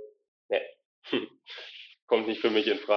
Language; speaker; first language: German; native; German